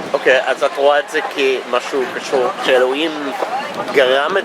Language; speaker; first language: Hebrew; non-native, fluent; English